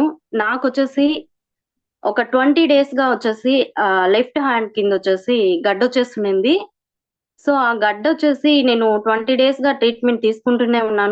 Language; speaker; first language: Telugu; native; Telugu